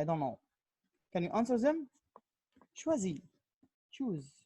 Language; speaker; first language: English; non-native, learner; Arabic